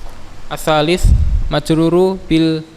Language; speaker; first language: Arabic; non-native, learner; Indonesian